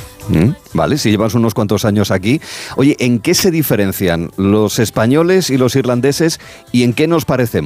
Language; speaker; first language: Spanish; native; Spanish